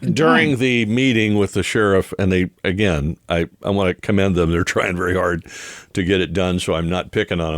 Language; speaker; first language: English; native; English